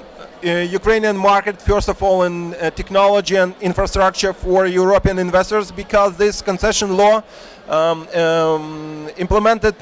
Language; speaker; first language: English; non-native, fluent; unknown